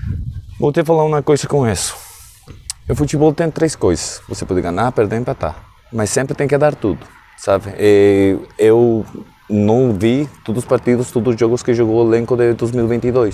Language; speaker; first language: Portuguese; non-native, learner; Spanish